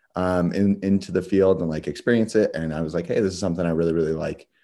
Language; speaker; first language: English; native; English